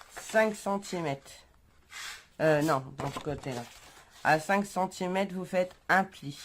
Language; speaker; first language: French; native; French